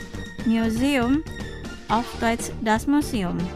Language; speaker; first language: German; non-native, fluent; Indonesian